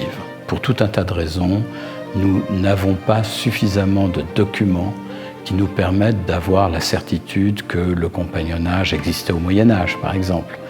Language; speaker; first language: French; native; French